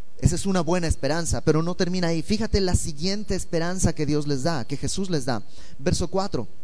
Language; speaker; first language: Spanish; native; Spanish